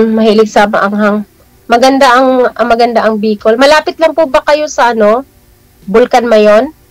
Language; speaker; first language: Filipino; non-native, local second language; Cebuano